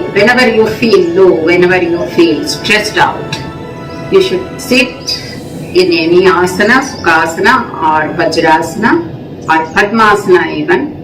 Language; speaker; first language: English; non-native, local second language; Tamil